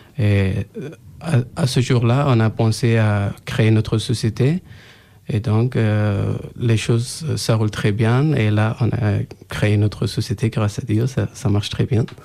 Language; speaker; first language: French; non-native, learner; Persian